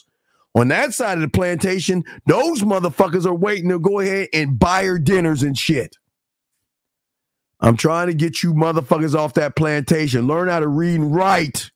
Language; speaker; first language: English; native; English